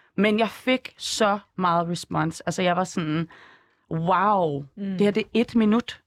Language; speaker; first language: Danish; native; Danish